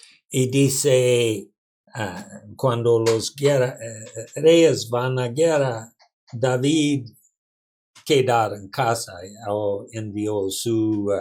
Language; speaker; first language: Spanish; non-native, learner; English